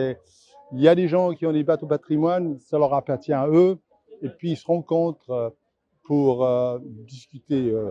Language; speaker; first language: French; non-native, fluent; English